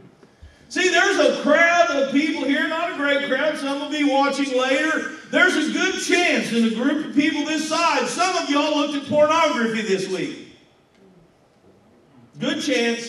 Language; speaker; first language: English; native; English